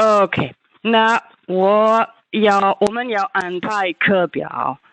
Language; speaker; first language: Chinese; non-native, fluent; German